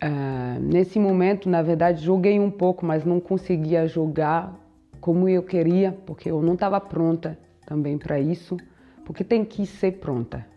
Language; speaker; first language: Portuguese; non-native, fluent; French